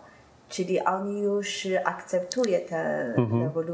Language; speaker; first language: Polish; non-native, learner; Chinese